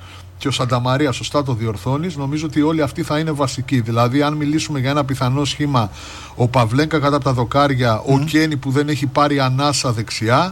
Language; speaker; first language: Greek; native; Greek